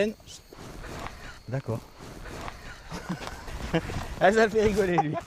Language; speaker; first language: French; native; French